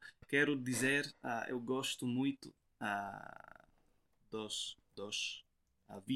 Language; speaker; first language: Portuguese; non-native, learner; English